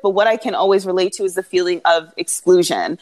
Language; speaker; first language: English; native; English